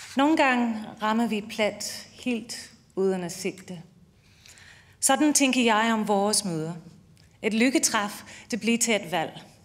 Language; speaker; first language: Danish; non-native, fluent; English